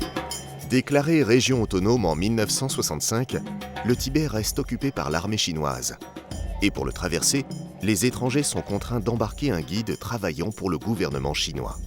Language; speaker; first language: French; native; French